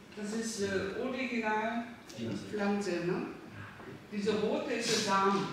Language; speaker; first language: German; non-native, learner; Korean